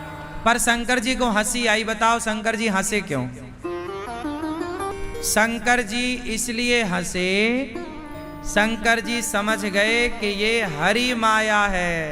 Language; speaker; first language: Hindi; native; Hindi